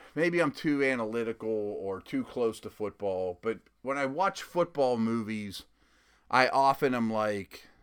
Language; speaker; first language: English; native; English